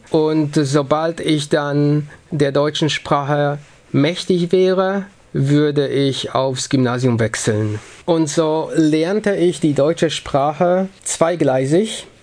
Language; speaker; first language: German; early bilingual, other home language; Polish